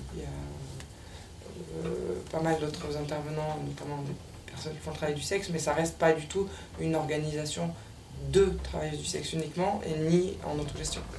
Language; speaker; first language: French; native; French